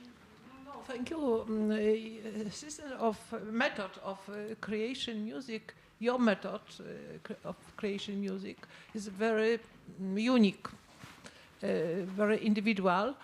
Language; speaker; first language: English; non-native, learner; Polish